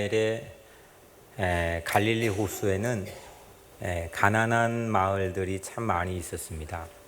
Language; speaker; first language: Korean; native; Korean